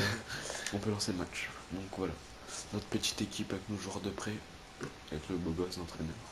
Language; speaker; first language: French; native; French